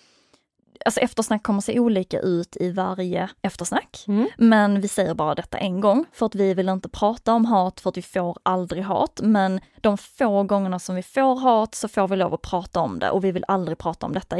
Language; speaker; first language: Swedish; native; Swedish